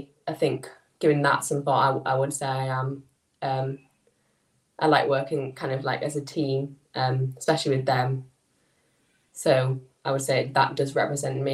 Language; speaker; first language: English; native; English